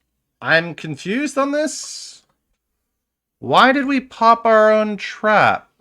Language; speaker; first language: English; native; English